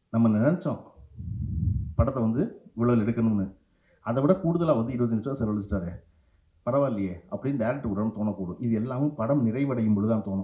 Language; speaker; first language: Tamil; native; Tamil